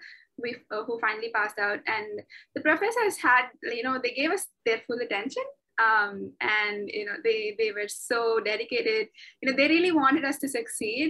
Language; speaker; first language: English; non-native, local second language; Tamil